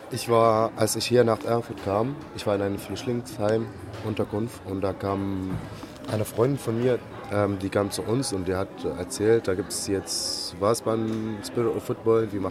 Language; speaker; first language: German; non-native, fluent; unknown